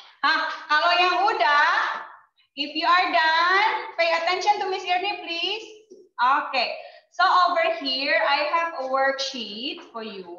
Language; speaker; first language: English; non-native, fluent; Indonesian